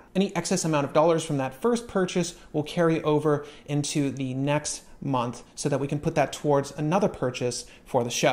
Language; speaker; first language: English; native; English